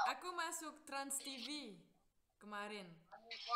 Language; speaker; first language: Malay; non-native, fluent; French